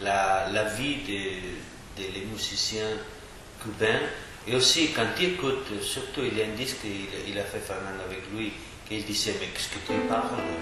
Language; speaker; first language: French; non-native, fluent; Spanish